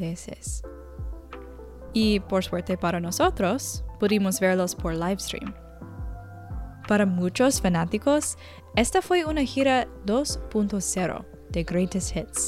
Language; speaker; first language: Spanish; non-native, learner; English